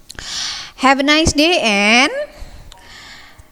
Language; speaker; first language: English; non-native, fluent; Indonesian